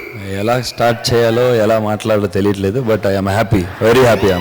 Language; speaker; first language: Telugu; non-native, fluent; Tamil